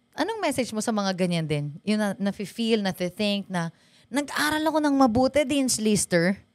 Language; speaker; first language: Filipino; native; Filipino